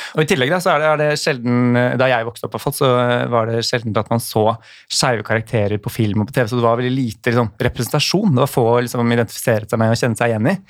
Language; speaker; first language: Norwegian; native; Norwegian